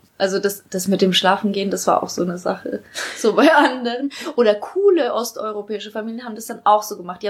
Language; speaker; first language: German; early bilingual, other home language; Polish